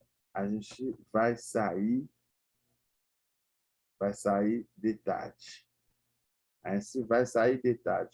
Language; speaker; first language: Portuguese; non-native, learner; Haitian Creole